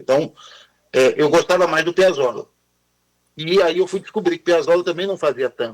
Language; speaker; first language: Portuguese; non-native, fluent; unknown